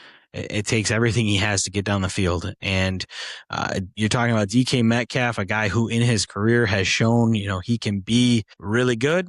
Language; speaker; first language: English; native; English